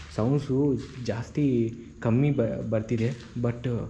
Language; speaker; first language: Kannada; non-native, local second language; Telugu